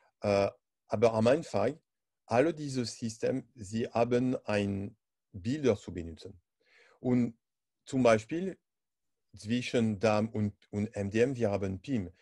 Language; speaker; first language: German; non-native, learner; French